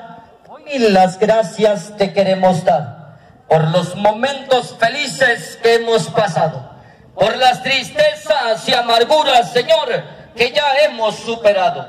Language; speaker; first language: Spanish; native; Spanish